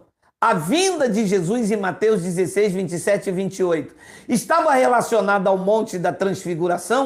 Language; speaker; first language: Portuguese; native; Portuguese